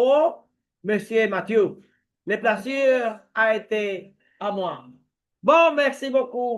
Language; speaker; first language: French; non-native, learner; Spanish